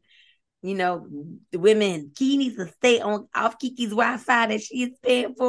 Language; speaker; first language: English; native; English